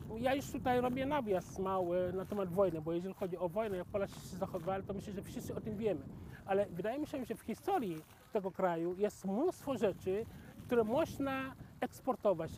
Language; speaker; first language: Polish; non-native, fluent; Wolof